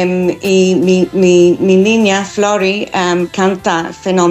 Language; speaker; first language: Spanish; non-native, fluent; English